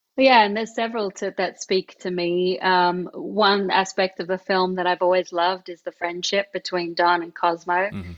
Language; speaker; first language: English; native; English